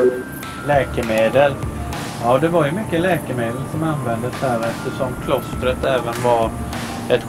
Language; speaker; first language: Swedish; native; Swedish